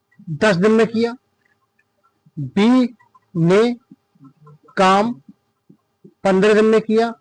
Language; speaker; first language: Hindi; native; Hindi